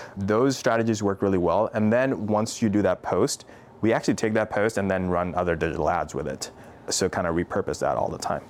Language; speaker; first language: English; non-native, local second language; Urdu